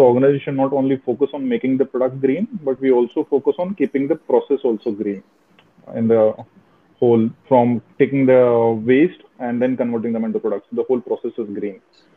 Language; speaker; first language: English; non-native, local second language; Kashmiri